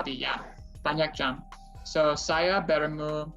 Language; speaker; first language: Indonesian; non-native, learner; English